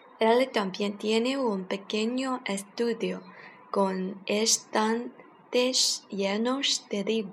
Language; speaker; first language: Spanish; non-native, fluent; Chinese